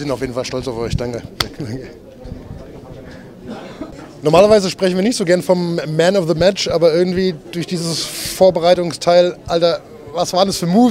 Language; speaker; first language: German; native; German